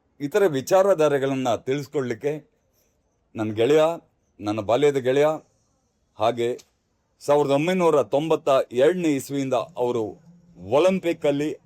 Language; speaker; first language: Kannada; non-native, local second language; Kodava